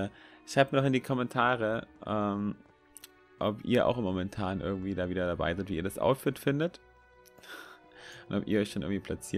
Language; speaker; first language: German; native; German